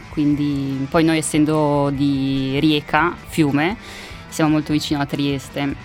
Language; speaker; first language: Italian; non-native, fluent; Croatian